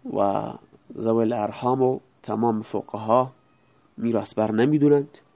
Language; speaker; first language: Persian; non-native, local second language; Baluchi